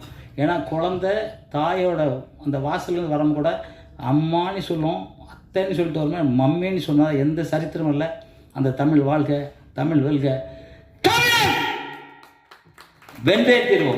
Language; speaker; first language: Tamil; native; Tamil